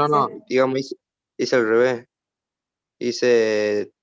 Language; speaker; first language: Spanish; native; Spanish